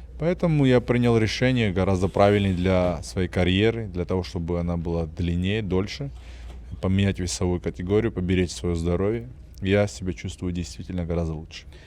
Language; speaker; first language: Russian; non-native, fluent; Georgian